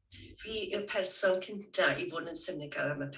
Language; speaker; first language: Welsh; native; Welsh